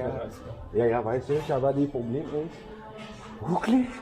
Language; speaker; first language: German; non-native, learner; Hindi